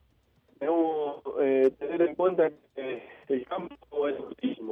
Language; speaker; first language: Italian; non-native, fluent; Spanish